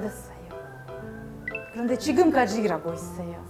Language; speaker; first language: Korean; non-native, fluent; Russian